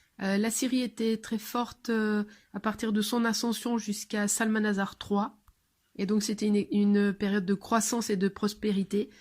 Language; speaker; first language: French; non-native, fluent; English